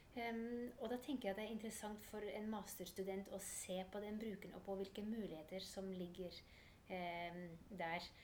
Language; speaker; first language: Norwegian; non-native, fluent; Dutch